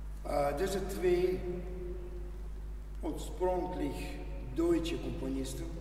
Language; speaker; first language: Dutch; non-native, learner; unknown